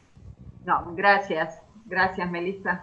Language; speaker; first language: Spanish; native; Spanish